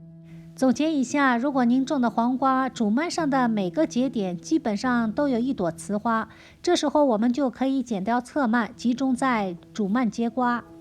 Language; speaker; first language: Chinese; native; Chinese